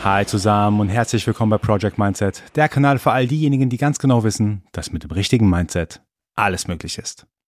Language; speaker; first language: German; early bilingual, other home language; Persian